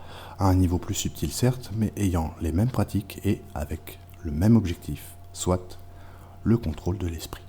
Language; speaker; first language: French; native; French